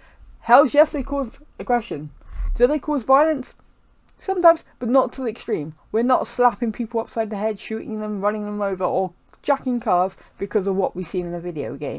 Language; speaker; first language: English; native; English